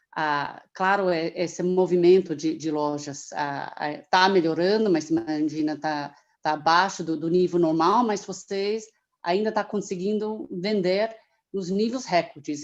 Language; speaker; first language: Portuguese; non-native, fluent; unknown